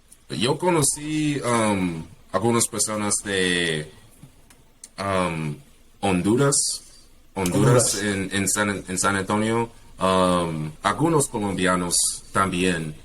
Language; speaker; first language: Spanish; non-native, learner; English